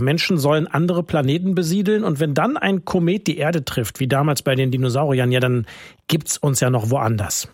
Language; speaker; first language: German; native; German